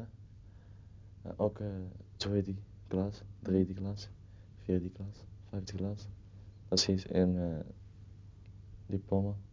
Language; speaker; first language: Dutch; non-native, learner; Arabic